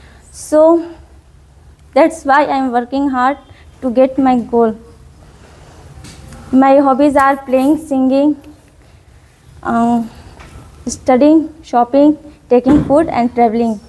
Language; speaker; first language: English; non-native, learner; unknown